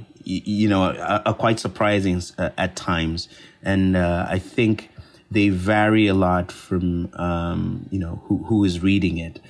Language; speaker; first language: English; non-native, local second language; Bemba